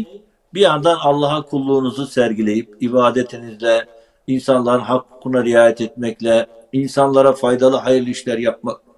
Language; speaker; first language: Turkish; native; Turkish